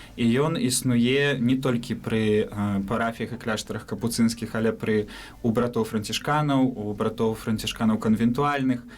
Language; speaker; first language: Belarusian; native; Belarusian